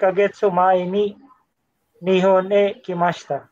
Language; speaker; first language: Japanese; non-native, learner; Filipino